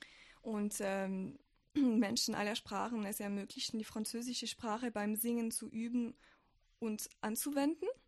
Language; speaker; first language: German; non-native, fluent; French